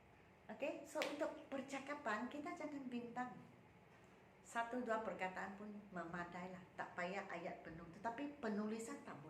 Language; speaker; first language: Indonesian; non-native, local second language; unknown